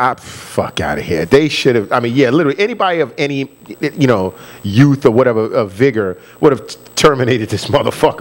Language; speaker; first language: English; native; English